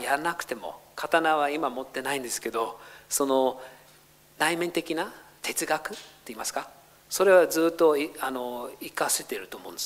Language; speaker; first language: Japanese; non-native, fluent; English